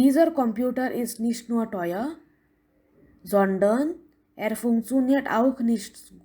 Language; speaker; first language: German; non-native, fluent; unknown